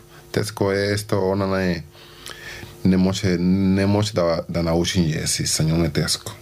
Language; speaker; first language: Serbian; non-native, learner; Spanish